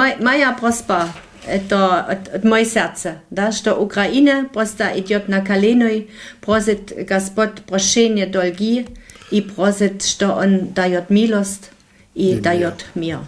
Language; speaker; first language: Russian; non-native, learner; German